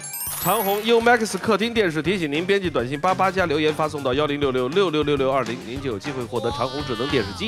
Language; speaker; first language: Chinese; native; Chinese